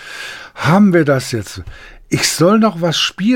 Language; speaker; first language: German; native; German